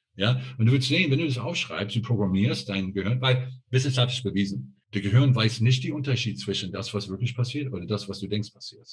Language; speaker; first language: German; non-native, fluent; English